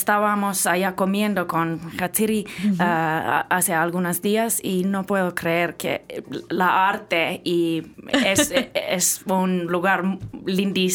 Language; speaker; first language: Spanish; non-native, learner; Finnish